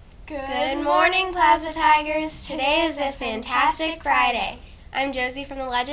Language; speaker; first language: English; native; English